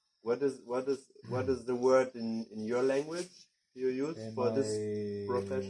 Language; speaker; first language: English; non-native, fluent; German